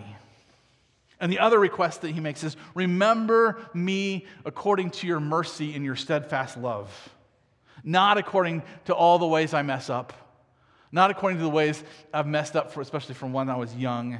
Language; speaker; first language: English; native; English